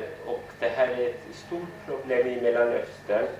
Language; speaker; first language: Swedish; non-native, fluent; Persian